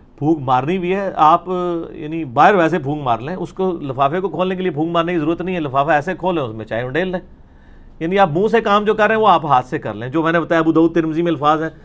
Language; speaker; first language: Urdu; native; Urdu